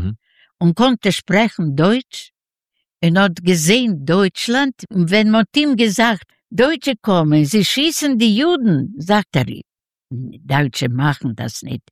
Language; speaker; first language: German; non-native, learner; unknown